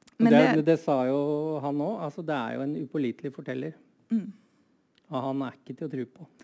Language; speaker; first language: Norwegian; native; Norwegian